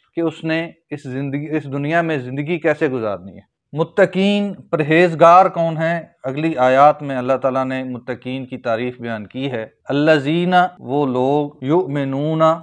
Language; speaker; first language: Urdu; native; Urdu